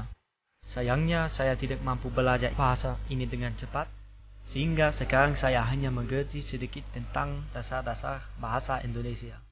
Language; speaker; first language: Indonesian; non-native, learner; Dutch